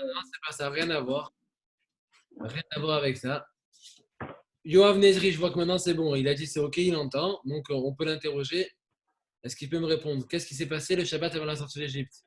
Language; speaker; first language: French; native; French